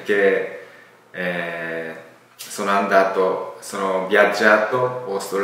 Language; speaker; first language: Italian; non-native, learner; Japanese